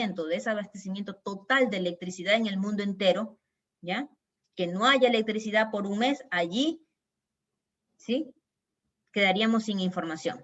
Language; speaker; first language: Spanish; native; Spanish